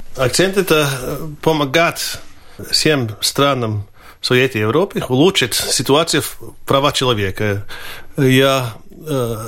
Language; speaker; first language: Russian; non-native, fluent; Latvian